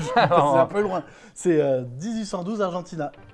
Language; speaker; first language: French; native; French